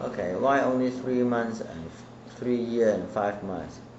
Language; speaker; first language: English; non-native, local second language; Cantonese